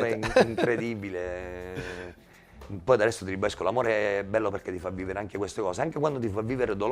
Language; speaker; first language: Italian; native; Italian